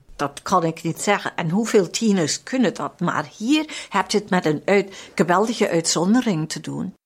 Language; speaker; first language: Dutch; non-native, fluent; German